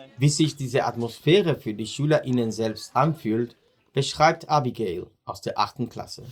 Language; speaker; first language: German; native; German